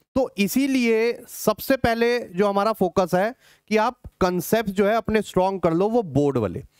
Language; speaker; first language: Hindi; native; Hindi